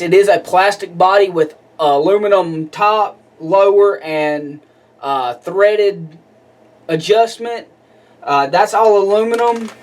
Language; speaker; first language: English; native; English